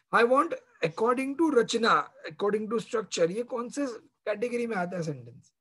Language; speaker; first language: Hindi; non-native, local second language; Marathi